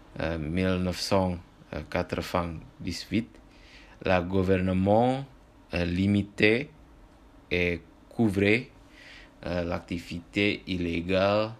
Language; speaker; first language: French; non-native, learner; Indonesian